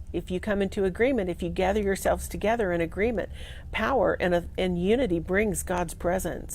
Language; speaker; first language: English; native; English